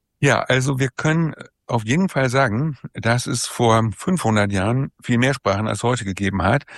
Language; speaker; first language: German; native; German